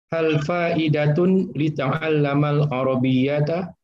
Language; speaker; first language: Arabic; non-native, learner; Indonesian